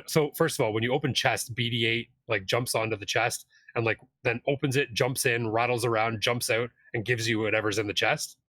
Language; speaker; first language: English; native; English